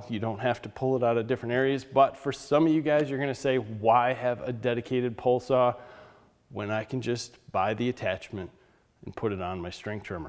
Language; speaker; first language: English; native; English